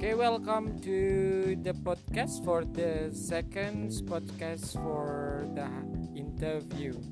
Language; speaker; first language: English; non-native, learner; Indonesian